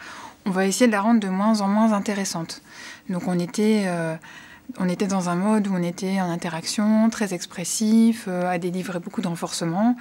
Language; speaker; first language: French; native; French